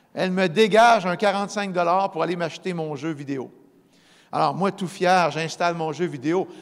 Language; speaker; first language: French; native; French